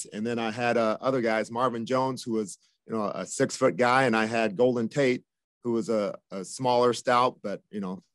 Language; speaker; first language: English; native; English